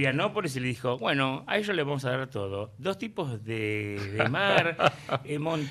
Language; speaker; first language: Spanish; native; Spanish